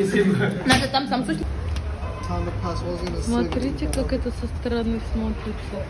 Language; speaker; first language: Russian; native; Russian